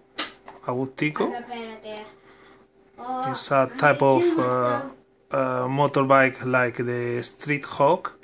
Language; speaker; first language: English; non-native, learner; Spanish